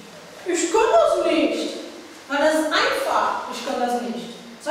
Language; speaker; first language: German; non-native, learner; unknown